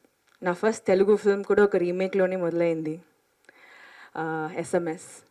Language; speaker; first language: Telugu; non-native, fluent; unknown